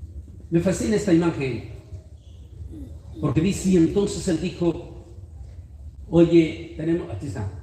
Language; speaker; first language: Spanish; native; Spanish